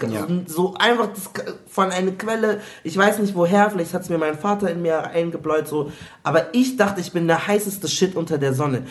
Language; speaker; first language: German; early bilingual, other home language; Igbo